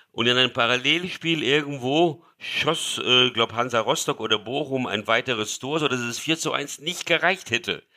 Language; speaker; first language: German; early bilingual, other home language; Hungarian